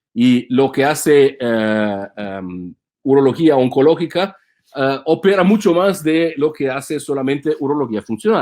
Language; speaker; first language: Spanish; non-native, fluent; Italian